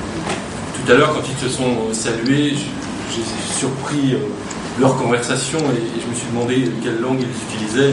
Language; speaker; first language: French; native; French